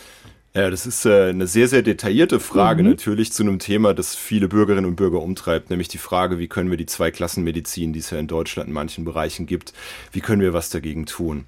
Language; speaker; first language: German; native; German